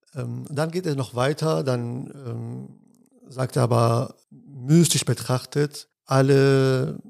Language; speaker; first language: German; non-native, fluent; Arabic